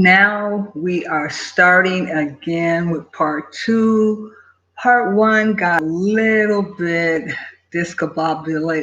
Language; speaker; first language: English; native; English